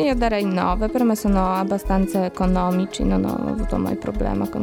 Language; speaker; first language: Italian; non-native, learner; Polish